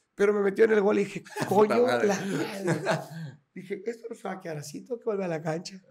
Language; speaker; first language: Spanish; native; Spanish